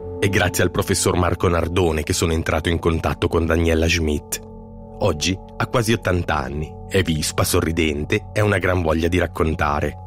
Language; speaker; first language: Italian; native; Italian